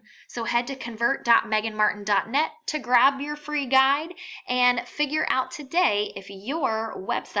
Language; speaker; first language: English; native; English